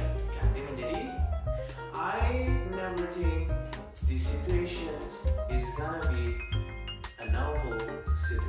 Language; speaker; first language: English; non-native, fluent; Indonesian